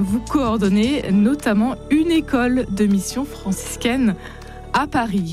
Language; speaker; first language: French; native; French